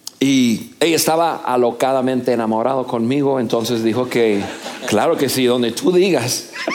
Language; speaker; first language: Spanish; non-native, fluent; English